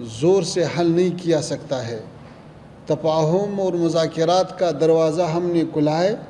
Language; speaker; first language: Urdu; non-native, fluent; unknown